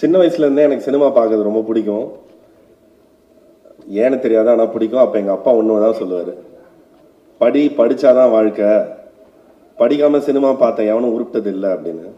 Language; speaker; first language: Tamil; native; Tamil